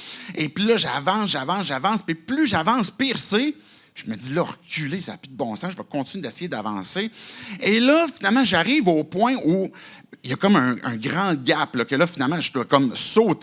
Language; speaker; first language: French; native; French